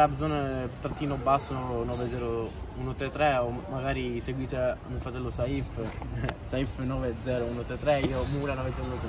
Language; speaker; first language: Italian; non-native, fluent; Arabic